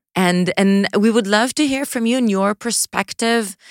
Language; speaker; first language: English; native; English